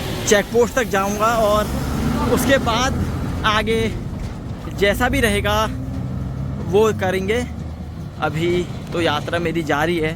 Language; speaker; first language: Hindi; native; Hindi